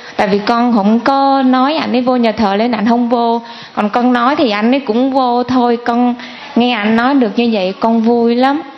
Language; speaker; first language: Vietnamese; native; Vietnamese